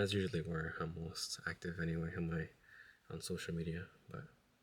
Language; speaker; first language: English; native; English